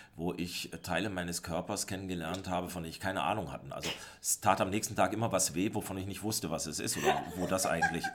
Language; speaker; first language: German; native; German